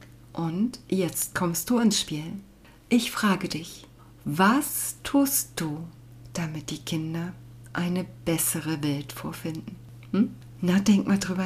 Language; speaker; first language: German; native; German